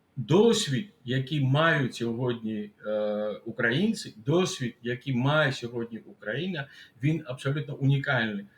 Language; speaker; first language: Ukrainian; non-native, fluent; Georgian